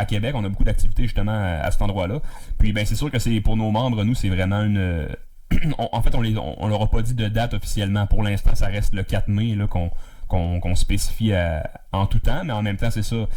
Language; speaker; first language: French; native; French